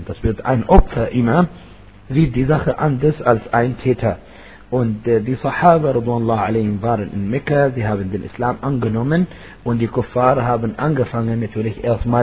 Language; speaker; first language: German; non-native, fluent; Arabic